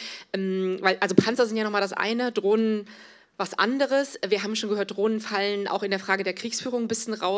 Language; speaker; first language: German; native; German